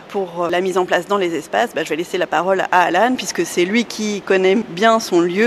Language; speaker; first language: French; native; French